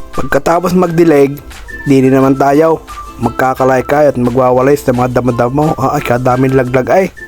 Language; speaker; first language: Filipino; native; Filipino